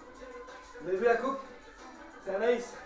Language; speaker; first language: French; native; French